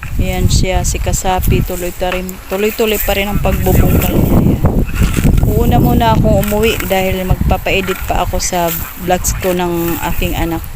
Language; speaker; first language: Filipino; native; Filipino